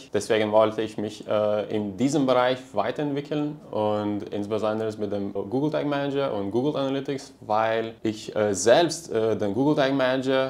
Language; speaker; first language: German; non-native, fluent; Lithuanian